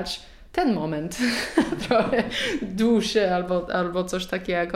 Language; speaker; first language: Polish; non-native, learner; English